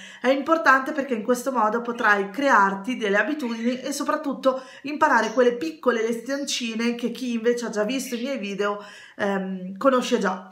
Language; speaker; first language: Italian; native; Italian